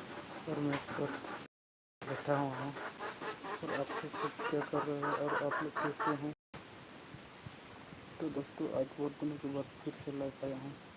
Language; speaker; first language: Hindi; non-native, local second language; Santali